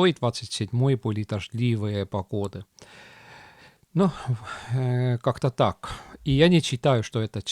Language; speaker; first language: Russian; non-native, local second language; Estonian